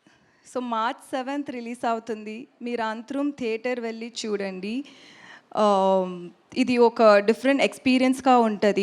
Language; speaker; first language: Telugu; non-native, learner; Tamil